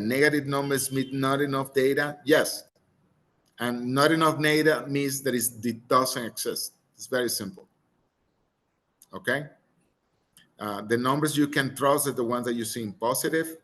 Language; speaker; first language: English; non-native, fluent; Spanish